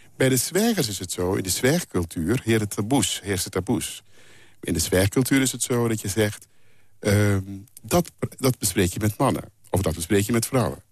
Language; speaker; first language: Dutch; non-native, local second language; Papiamento